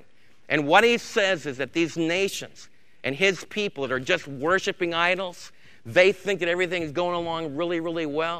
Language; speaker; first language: English; native; English